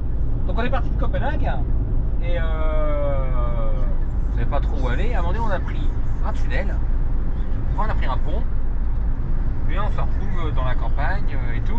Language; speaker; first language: French; native; French